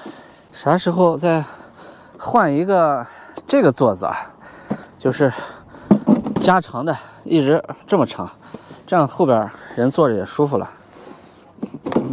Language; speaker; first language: Chinese; native; Chinese